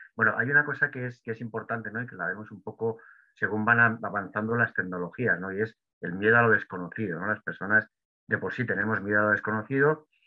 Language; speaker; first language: Spanish; native; Spanish